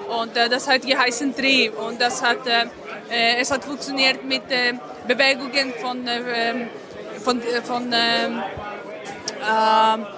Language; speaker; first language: German; non-native, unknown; Greek